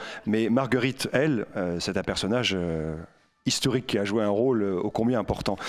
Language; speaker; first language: French; native; French